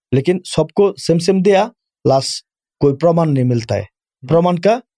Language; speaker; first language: Urdu; non-native, learner; Bangla